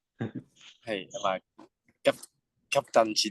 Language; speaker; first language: Japanese; non-native, learner; Thai